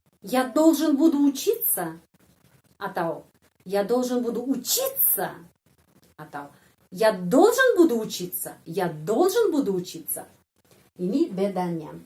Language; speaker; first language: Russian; non-native, fluent; Indonesian